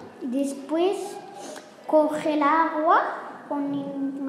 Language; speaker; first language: Spanish; non-native, learner; Arabic